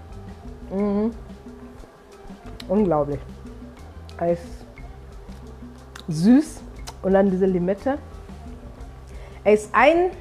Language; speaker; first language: German; non-native, fluent; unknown